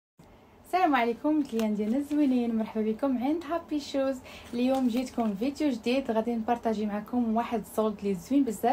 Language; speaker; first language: Arabic; native; Arabic